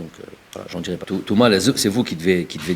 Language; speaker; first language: French; early bilingual, other home language; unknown